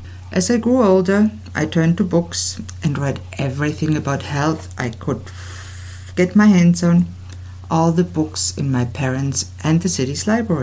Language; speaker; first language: English; non-native, fluent; German